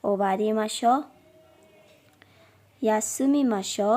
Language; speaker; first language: Japanese; non-native, learner; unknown